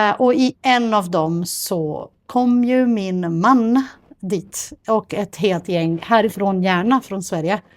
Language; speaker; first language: Swedish; non-native, fluent; Portuguese